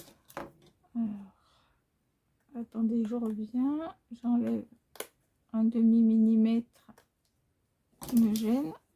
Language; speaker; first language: French; native; French